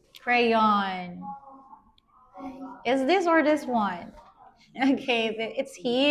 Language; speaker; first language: English; non-native, fluent; Vietnamese